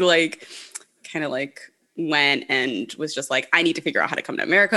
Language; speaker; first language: English; native; English